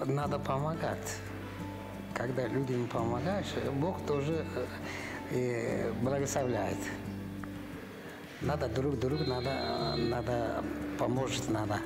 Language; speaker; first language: Russian; non-native, learner; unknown